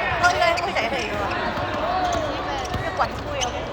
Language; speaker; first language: Chinese; early bilingual, heritage; Cantonese